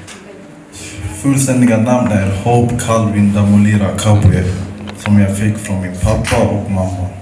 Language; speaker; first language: Swedish; early bilingual, other home language; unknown